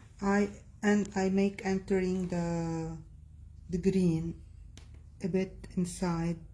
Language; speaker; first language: English; non-native, fluent; Arabic